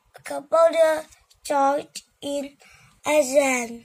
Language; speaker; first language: English; non-native, learner; Vietnamese